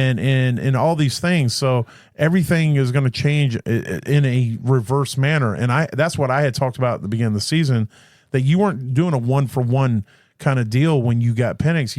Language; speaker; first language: English; native; English